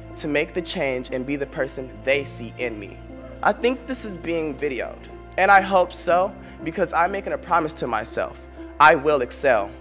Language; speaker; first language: English; native; English